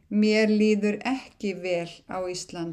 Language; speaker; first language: Icelandic; non-native, learner; Thai